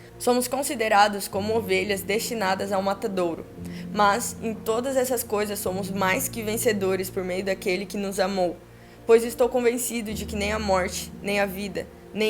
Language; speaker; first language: Portuguese; native; Portuguese